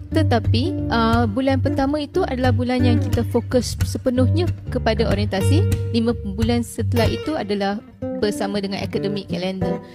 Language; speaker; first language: Malay; native; Malay